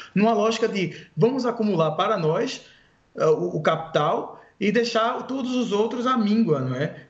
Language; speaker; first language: Portuguese; native; Portuguese